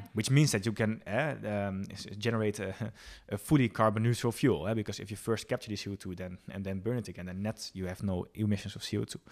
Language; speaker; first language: English; non-native, fluent; Dutch